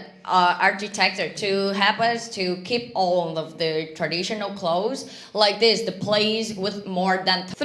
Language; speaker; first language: English; non-native, learner; Vietnamese